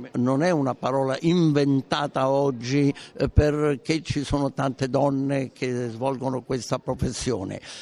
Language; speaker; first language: Italian; native; Italian